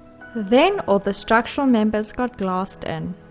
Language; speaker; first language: English; native; English